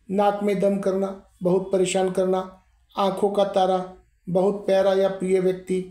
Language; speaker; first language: Hindi; non-native, local second language; Marathi